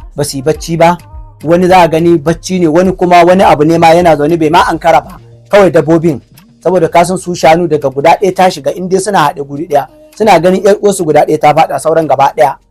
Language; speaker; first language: Hausa; non-native, local second language; Fula